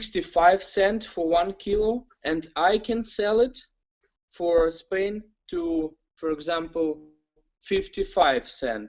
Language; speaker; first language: English; non-native, learner; Ukrainian